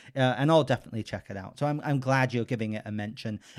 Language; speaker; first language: English; native; English